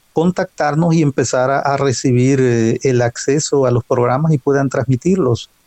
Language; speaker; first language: Spanish; native; Spanish